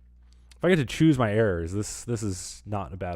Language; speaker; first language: English; native; English